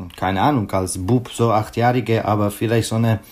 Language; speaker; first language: German; non-native, learner; Czech